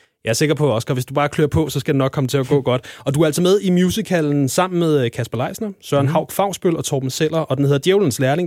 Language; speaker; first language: Danish; native; Danish